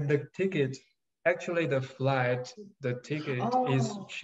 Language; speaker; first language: English; non-native, fluent; Chinese